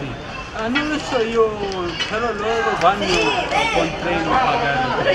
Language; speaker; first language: Italian; non-native, learner; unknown